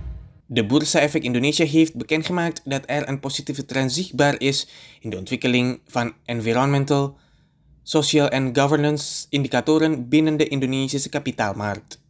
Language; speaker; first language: Dutch; non-native, fluent; Indonesian